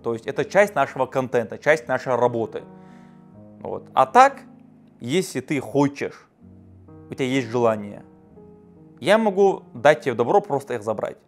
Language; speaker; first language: Russian; native; Russian